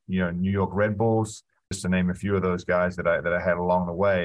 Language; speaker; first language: English; native; English